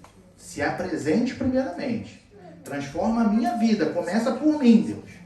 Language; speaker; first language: Portuguese; native; Portuguese